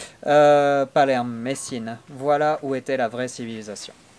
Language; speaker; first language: French; native; French